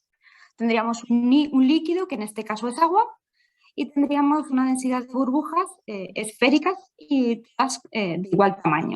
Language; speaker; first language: Spanish; native; Spanish